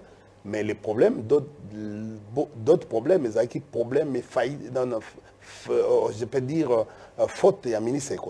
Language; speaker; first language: French; non-native, local second language; Lingala